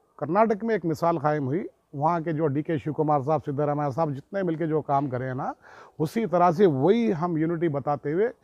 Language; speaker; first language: Hindi; non-native, local second language; Urdu